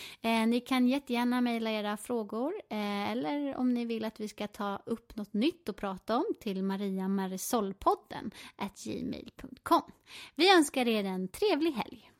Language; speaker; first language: Swedish; native; Swedish